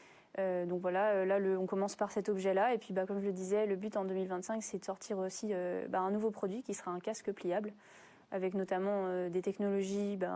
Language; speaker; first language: French; native; French